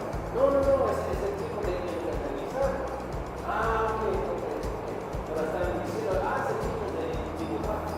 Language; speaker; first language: Spanish; non-native, fluent; English